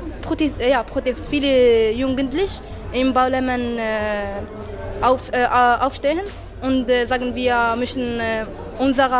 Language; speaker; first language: German; non-native, learner; Arabic